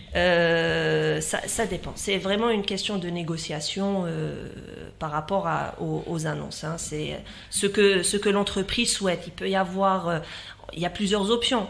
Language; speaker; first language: French; non-native, local second language; Arabic